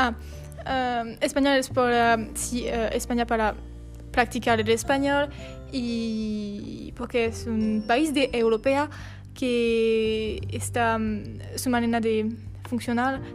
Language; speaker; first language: Spanish; non-native, learner; French